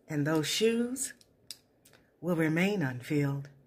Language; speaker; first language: English; native; English